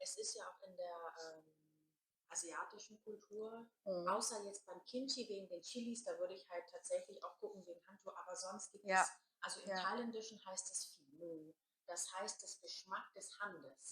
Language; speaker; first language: German; native; German